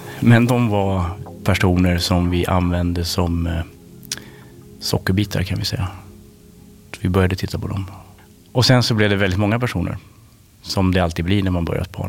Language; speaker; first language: Swedish; native; Swedish